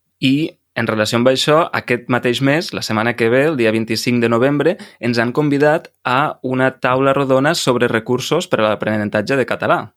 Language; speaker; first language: Catalan; native; Catalan